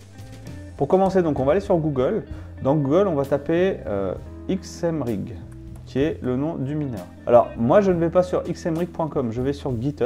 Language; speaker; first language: French; native; French